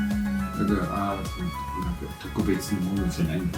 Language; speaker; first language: Japanese; non-native, fluent; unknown